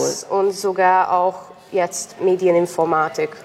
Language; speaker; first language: German; non-native, local second language; Hungarian